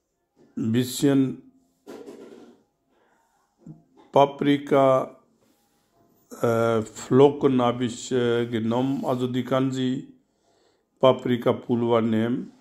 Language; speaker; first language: German; non-native, learner; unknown